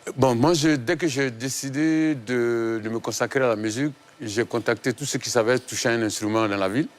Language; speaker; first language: French; non-native, local second language; Dyula